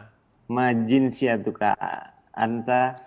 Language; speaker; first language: Arabic; non-native, learner; Indonesian